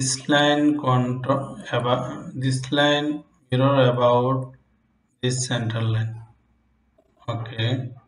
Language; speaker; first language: English; non-native, local second language; Bangla